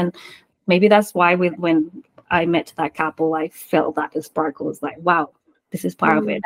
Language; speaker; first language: English; non-native, fluent; Spanish